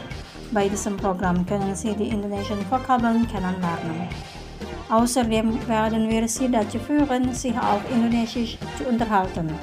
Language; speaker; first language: German; non-native, fluent; Indonesian